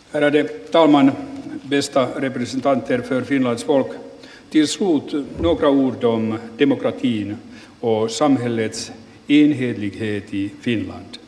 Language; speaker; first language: Swedish; non-native, local second language; Finnish